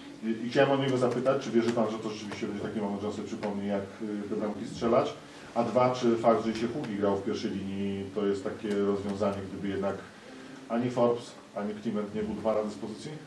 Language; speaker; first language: Polish; native; Polish